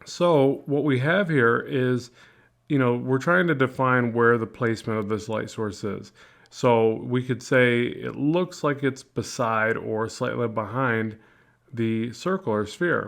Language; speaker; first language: English; native; English